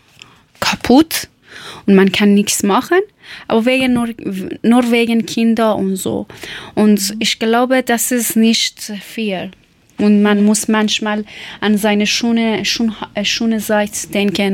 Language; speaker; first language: German; non-native, learner; Persian